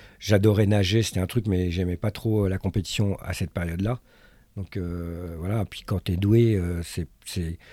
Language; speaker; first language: French; early bilingual, other home language; Arabic